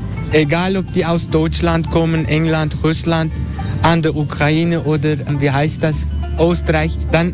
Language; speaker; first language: German; non-native, learner; Turkish